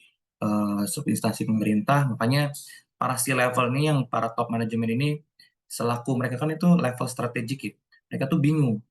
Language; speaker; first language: Indonesian; native; Indonesian